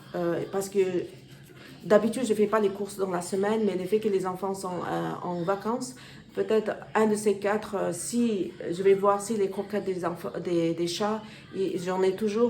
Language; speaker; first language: French; non-native, learner; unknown